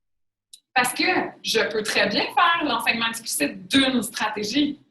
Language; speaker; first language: French; native; French